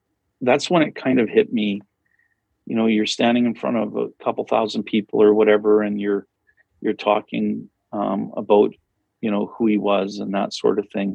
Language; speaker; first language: English; native; English